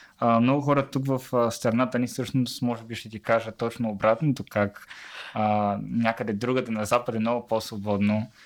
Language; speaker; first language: Bulgarian; native; Bulgarian